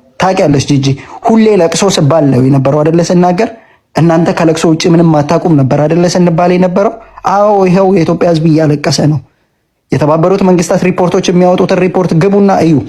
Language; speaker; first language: Amharic; non-native, local second language; Oromo